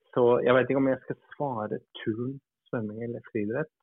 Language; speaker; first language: Norwegian; early bilingual, other home language; English